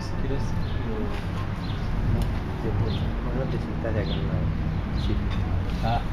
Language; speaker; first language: Spanish; non-native, learner; Haitian Creole